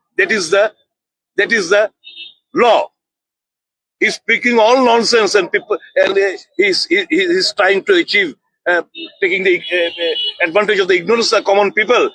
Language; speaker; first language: English; non-native, local second language; Bangla